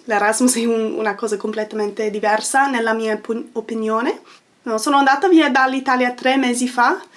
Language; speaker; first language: Italian; non-native, fluent; English